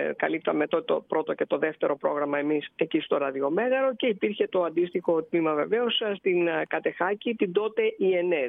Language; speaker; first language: Greek; native; Greek